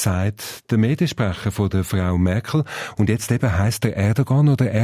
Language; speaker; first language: German; native; German